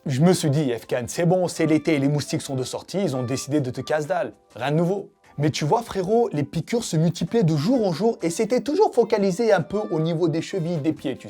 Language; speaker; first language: French; native; French